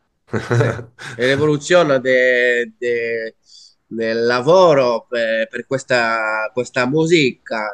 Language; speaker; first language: Italian; non-native, learner; French